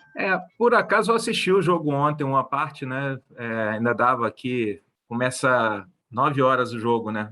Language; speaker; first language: Portuguese; native; Portuguese